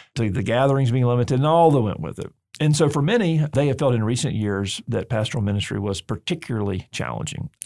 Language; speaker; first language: English; native; English